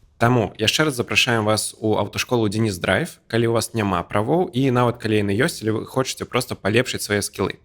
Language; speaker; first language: Belarusian; non-native, local second language; Russian